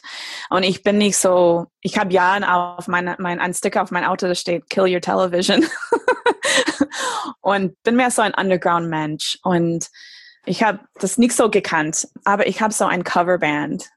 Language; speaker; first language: German; non-native, fluent; English